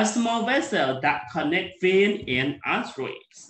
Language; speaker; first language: English; non-native, learner; Thai